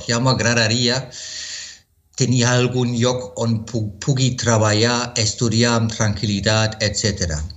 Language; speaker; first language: Catalan; non-native, fluent; German